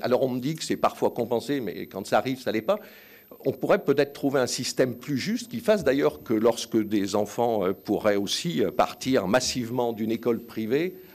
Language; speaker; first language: French; native; French